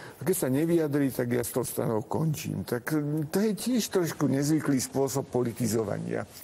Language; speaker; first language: Slovak; non-native, local second language; Hungarian